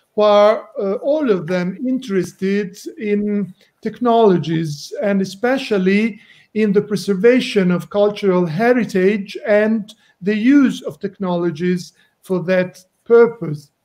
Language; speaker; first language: English; non-native, fluent; Italian